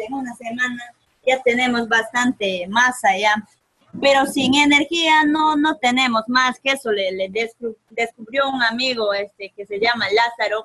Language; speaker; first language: Spanish; native; Spanish